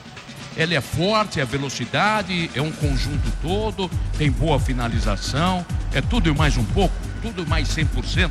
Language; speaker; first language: Portuguese; native; Portuguese